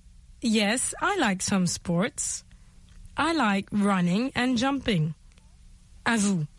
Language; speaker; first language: English; non-native, fluent; French